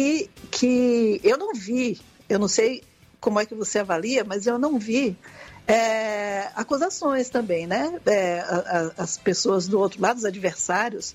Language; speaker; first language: Portuguese; native; Portuguese